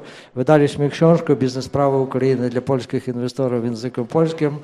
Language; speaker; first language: Polish; non-native, fluent; Ukrainian